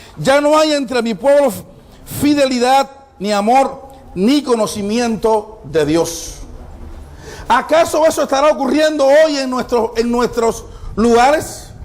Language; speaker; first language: Spanish; non-native, fluent; Haitian Creole